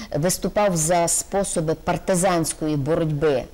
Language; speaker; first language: Ukrainian; native; Ukrainian